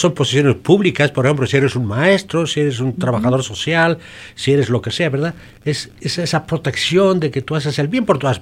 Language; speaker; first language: Spanish; native; Spanish